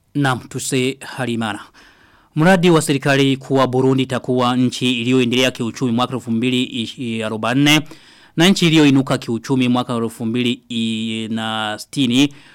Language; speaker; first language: Swahili; non-native, local second language; Rundi